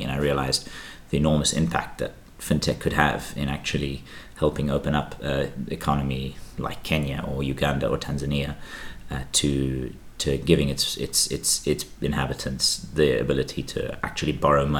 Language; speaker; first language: English; native; English